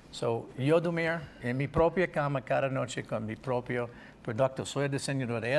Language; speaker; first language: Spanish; non-native, learner; English